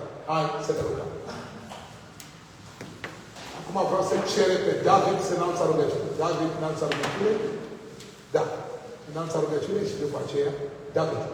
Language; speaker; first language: Romanian; non-native, learner; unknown